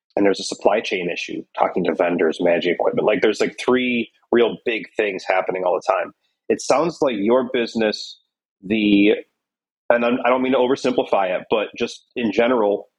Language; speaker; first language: English; native; English